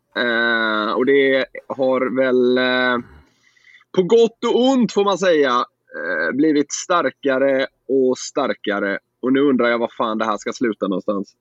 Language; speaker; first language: Swedish; native; Swedish